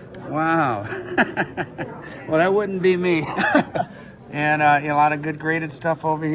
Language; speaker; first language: English; native; English